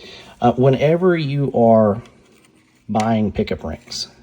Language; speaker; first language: English; native; English